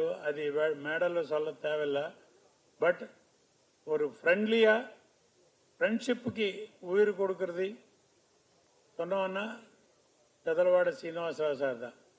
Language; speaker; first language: Tamil; non-native, learner; Telugu